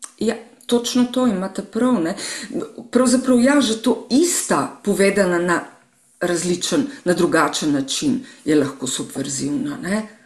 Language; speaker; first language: Slovenian; native; Slovenian